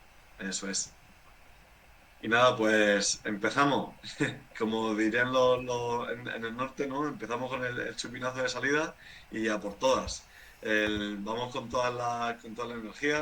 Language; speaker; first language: Spanish; native; Spanish